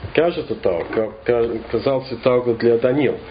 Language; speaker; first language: Russian; non-native, fluent; English